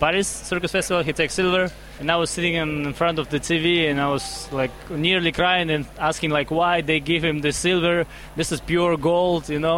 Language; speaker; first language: English; non-native, learner; Russian